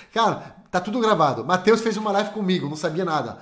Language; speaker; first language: Portuguese; non-native, fluent; French